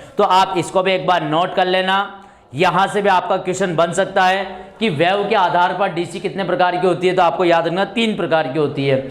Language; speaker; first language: Hindi; native; Hindi